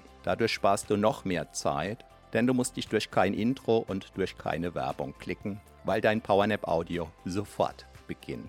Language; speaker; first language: German; native; German